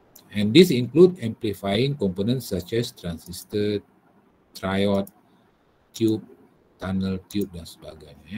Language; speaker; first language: English; non-native, local second language; Malay